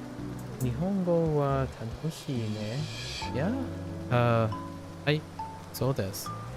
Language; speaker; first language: Japanese; non-native, learner; English